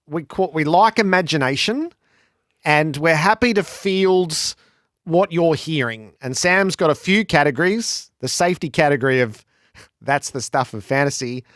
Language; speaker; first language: English; native; English